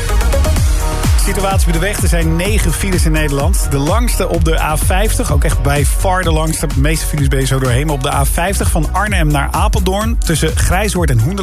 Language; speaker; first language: Dutch; native; Dutch